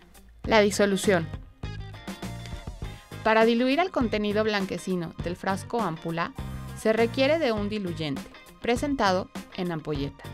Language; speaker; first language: Spanish; native; Spanish